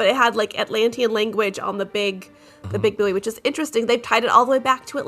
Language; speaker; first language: English; native; English